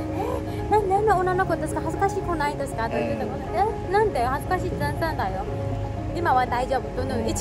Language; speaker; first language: Japanese; non-native, learner; Burmese